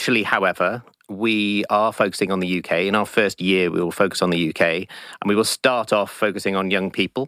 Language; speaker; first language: English; native; English